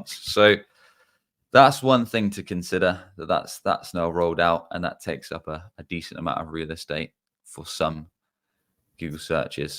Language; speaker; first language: English; native; English